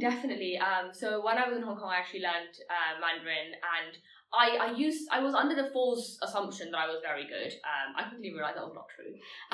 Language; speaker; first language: English; non-native, local second language; Tamil